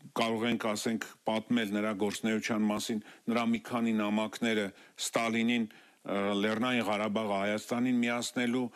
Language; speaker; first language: Armenian; native; Armenian